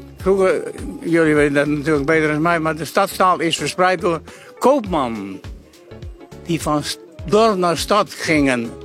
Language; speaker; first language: Dutch; native; Dutch